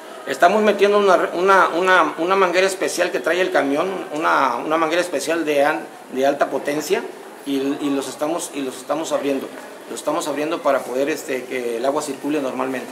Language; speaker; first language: Spanish; native; Spanish